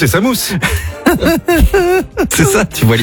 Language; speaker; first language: French; native; French